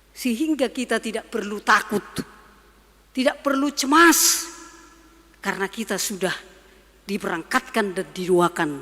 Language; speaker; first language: Indonesian; non-native, local second language; Batak Toba